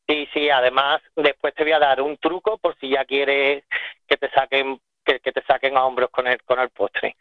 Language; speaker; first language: Spanish; native; Spanish